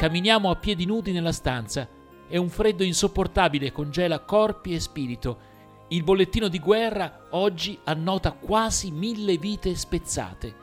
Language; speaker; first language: Italian; native; Italian